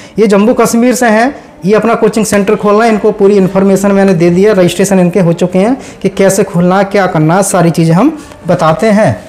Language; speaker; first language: Hindi; native; Hindi